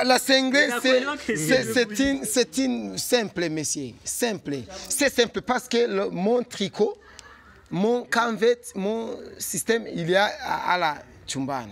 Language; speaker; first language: French; non-native, local second language; Rundi